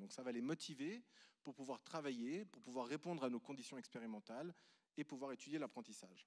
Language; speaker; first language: French; native; French